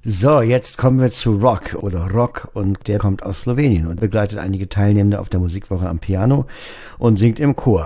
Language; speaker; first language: German; native; German